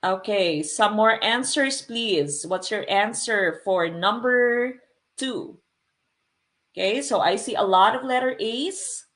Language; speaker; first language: English; non-native, local second language; Filipino